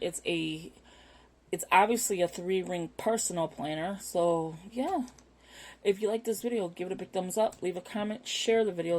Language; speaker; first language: English; native; English